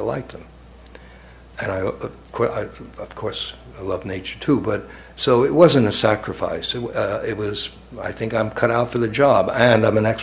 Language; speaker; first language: English; native; English